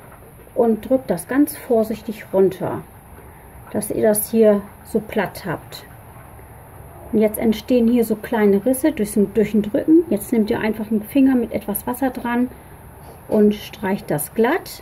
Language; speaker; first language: German; native; German